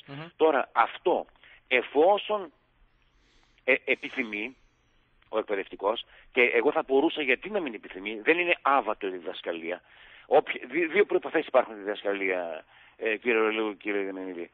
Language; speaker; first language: Greek; native; Greek